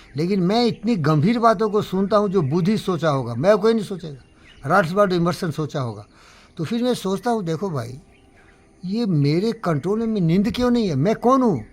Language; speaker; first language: Hindi; non-native, local second language; Bangla